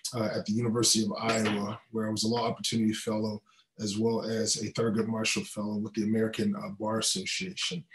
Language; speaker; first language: English; native; English